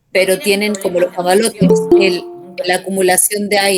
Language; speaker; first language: Spanish; native; Spanish